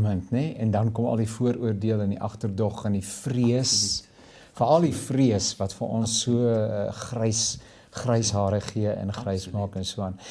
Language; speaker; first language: Afrikaans; native; Afrikaans